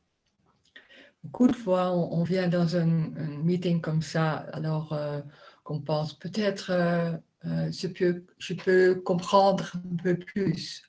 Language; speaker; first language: French; non-native, learner; Dutch